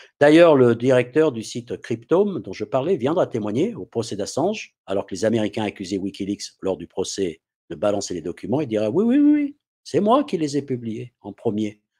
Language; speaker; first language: French; non-native, fluent; English